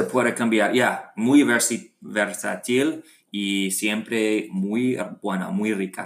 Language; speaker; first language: Spanish; non-native, learner; English